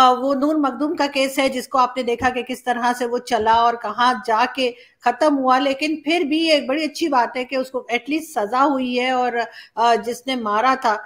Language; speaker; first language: Urdu; native; Urdu